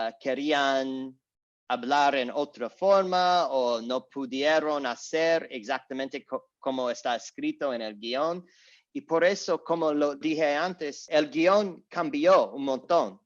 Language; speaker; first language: Spanish; non-native, learner; English